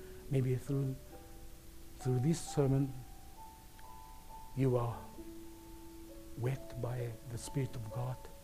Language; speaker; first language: English; non-native, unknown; Japanese